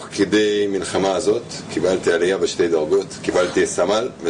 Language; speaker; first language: Hebrew; non-native, fluent; Russian